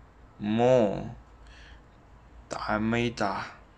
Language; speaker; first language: Japanese; non-native, learner; Chinese